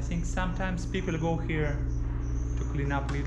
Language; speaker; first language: English; non-native, learner; German